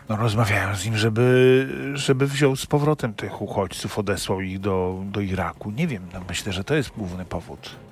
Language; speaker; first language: Polish; native; Polish